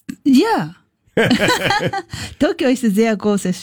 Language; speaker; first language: German; non-native, learner; Japanese